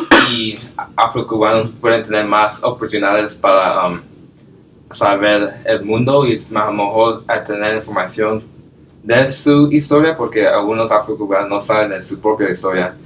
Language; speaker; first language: Spanish; non-native, learner; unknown